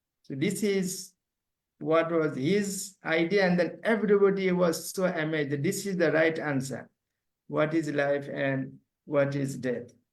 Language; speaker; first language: English; non-native, local second language; Bangla